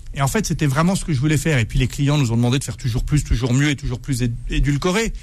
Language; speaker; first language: French; native; French